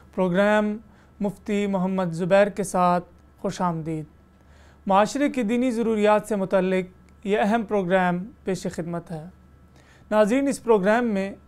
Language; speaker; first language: Urdu; native; Urdu